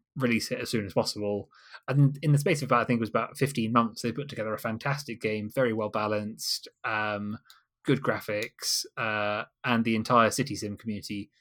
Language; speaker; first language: English; native; English